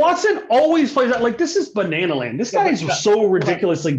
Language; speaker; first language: English; native; English